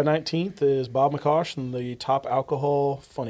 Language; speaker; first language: English; native; English